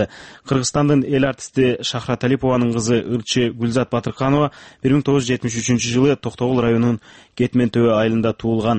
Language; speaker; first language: Kyrgyz; native; Kyrgyz